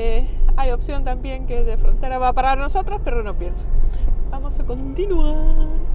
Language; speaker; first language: Spanish; non-native, learner; Finnish